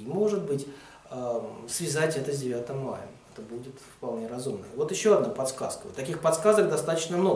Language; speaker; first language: Russian; native; Russian